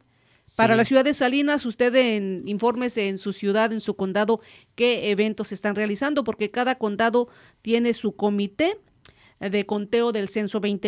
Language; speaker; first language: Spanish; native; Spanish